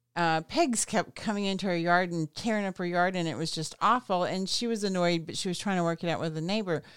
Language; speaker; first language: English; native; English